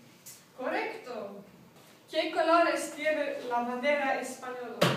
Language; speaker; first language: Spanish; non-native, learner; Swedish